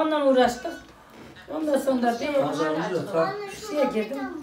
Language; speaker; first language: Turkish; native; Turkish